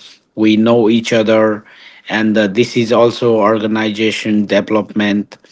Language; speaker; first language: English; non-native, learner; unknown